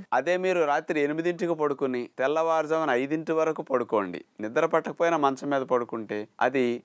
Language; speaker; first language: Telugu; native; Telugu